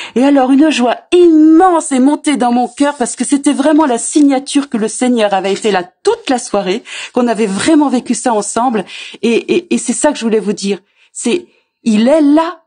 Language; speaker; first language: French; native; French